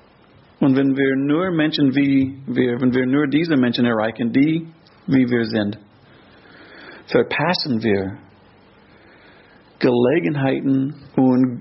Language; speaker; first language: German; non-native, fluent; English